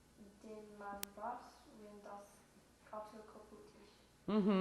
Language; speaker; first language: German; non-native, learner; English